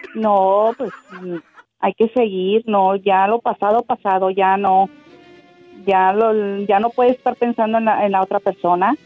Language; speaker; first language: Spanish; native; Spanish